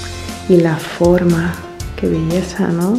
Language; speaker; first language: Spanish; non-native, fluent; Russian